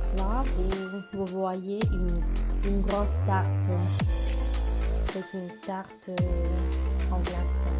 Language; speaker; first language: French; non-native, learner; Russian